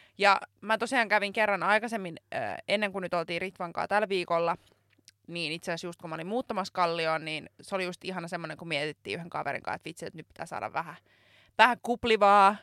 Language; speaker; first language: Finnish; native; Finnish